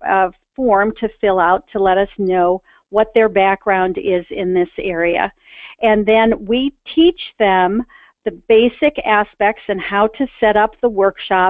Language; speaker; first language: English; native; English